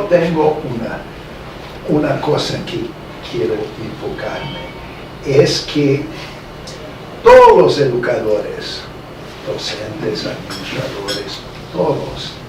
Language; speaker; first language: Spanish; non-native, fluent; English